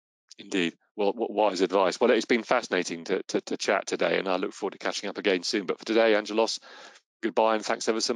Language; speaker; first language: English; native; English